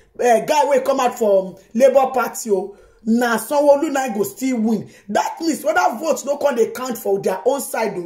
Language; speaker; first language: Nigerian Pidgin; native; Nigerian Pidgin